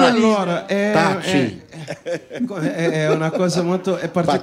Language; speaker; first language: Italian; non-native, fluent; Portuguese